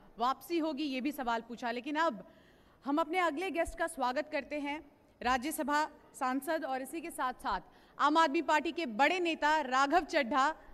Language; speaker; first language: Hindi; native; Hindi